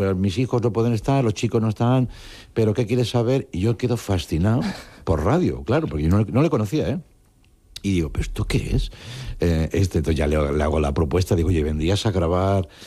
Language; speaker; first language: Spanish; non-native, local second language; Catalan